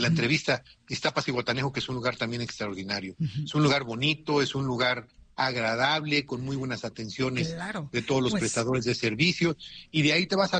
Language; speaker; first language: Spanish; native; Spanish